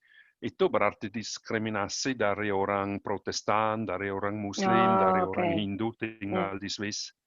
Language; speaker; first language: Indonesian; non-native, learner; German